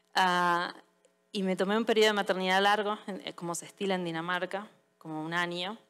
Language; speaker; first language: Spanish; native; Spanish